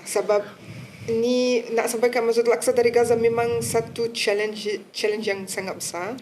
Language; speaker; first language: Malay; non-native, fluent; Arabic